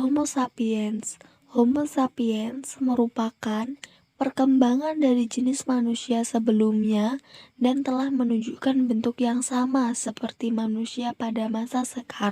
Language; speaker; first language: Indonesian; native; Indonesian